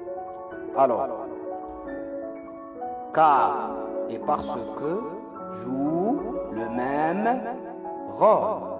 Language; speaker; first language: French; non-native, local second language; Arabic